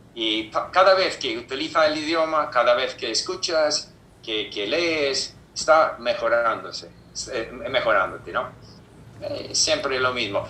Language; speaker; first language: Spanish; non-native, fluent; English